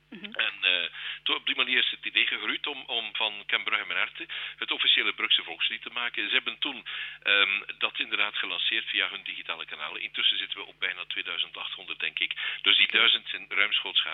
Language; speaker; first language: Dutch; native; Dutch